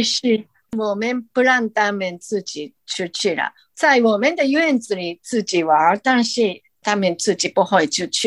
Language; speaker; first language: Chinese; non-native, fluent; Japanese